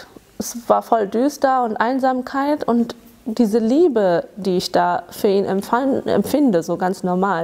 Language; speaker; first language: German; early bilingual, other home language; Tamil